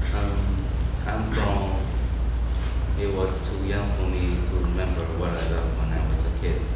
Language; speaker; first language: English; non-native, fluent; Spanish